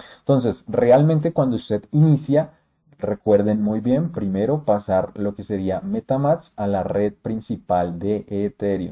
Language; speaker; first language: Spanish; native; Spanish